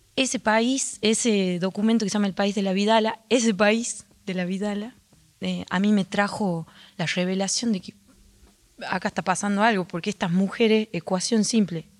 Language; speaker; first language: Spanish; native; Spanish